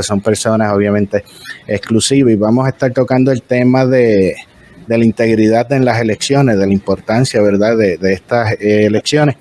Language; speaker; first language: Spanish; native; Spanish